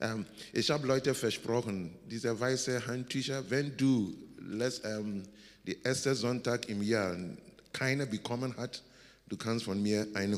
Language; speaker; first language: German; non-native, learner; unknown